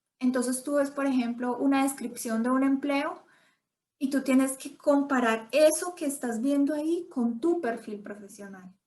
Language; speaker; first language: Spanish; native; Spanish